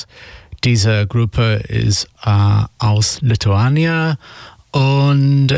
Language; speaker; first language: German; non-native, learner; English